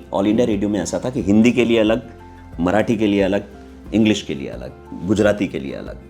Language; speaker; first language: Hindi; non-native, local second language; Marwari